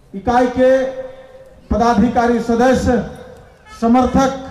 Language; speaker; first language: Hindi; non-native, local second language; Bangla